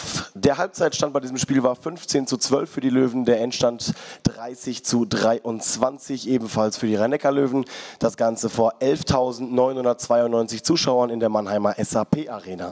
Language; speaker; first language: German; native; German